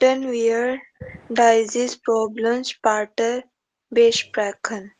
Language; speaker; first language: German; non-native, learner; Hindi